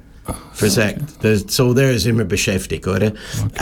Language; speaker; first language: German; non-native, learner; English